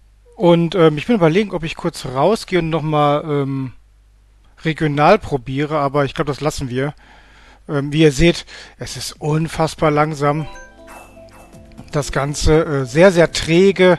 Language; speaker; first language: German; native; German